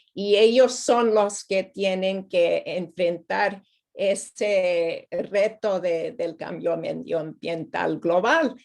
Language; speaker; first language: Spanish; non-native, fluent; English